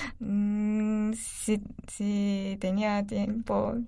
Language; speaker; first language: Spanish; non-native, learner; Japanese